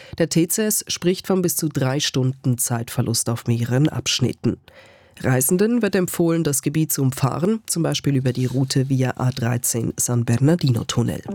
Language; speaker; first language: German; native; German